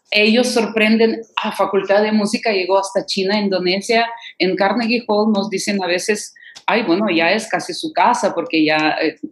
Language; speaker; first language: Spanish; non-native, fluent; Ukrainian